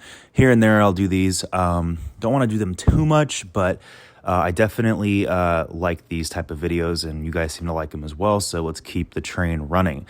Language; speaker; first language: English; native; English